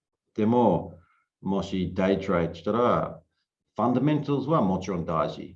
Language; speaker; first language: Japanese; non-native, learner; English